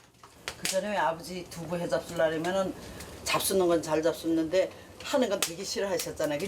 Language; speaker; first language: Korean; native; Korean